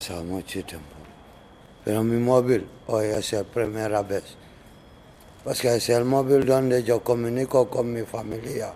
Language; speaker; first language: Spanish; non-native, learner; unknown